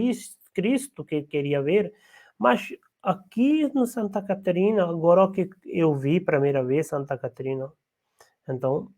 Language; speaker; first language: Portuguese; non-native, learner; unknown